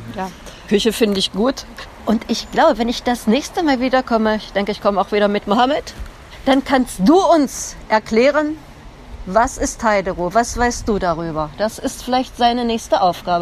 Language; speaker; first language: German; native; German